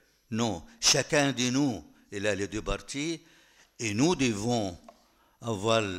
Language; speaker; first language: French; non-native, fluent; Arabic